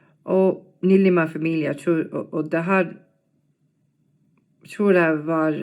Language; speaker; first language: Norwegian; non-native, fluent; English